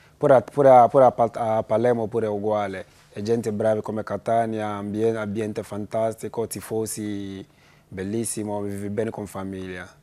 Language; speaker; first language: Italian; non-native, learner; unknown